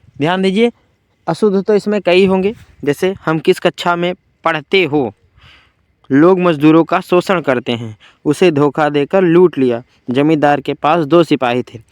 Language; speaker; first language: Hindi; native; Hindi